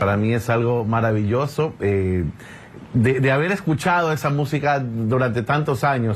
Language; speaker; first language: Spanish; native; Spanish